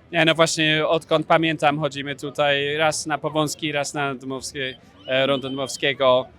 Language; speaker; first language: Polish; non-native, fluent; English